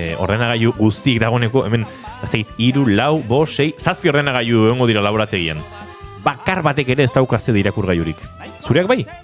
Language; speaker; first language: Basque; native; Basque